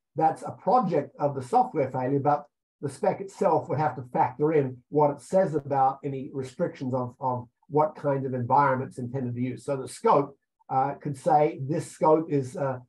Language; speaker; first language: English; native; English